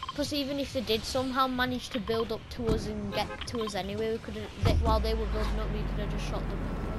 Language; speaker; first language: English; native; English